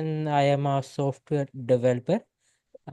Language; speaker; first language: English; non-native, local second language; Urdu